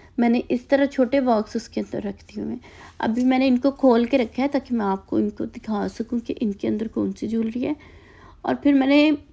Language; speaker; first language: Urdu; native; Urdu